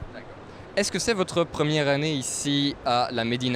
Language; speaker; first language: French; native; French